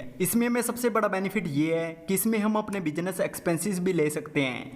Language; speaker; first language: Hindi; native; Hindi